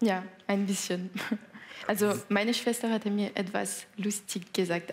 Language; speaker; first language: German; non-native, local second language; French